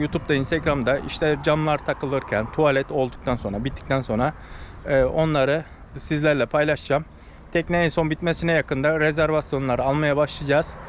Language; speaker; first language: Turkish; native; Turkish